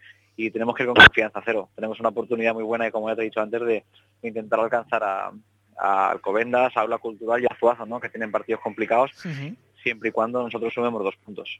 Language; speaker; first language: Spanish; native; Spanish